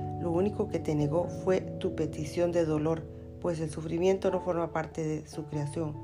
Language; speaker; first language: Spanish; native; Spanish